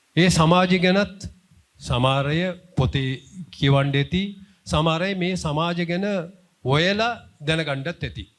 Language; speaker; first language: Sinhala; non-native, local second language; Tamil